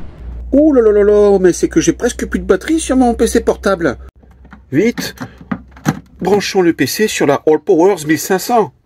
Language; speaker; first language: French; native; French